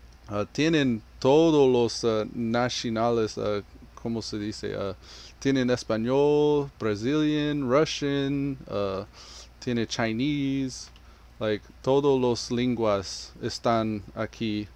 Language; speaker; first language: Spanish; non-native, learner; English